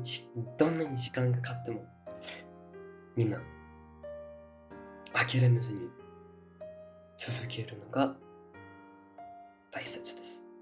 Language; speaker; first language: Japanese; non-native, fluent; English